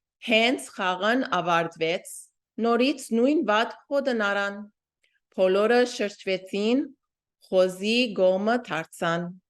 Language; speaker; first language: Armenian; early bilingual, heritage; Armenian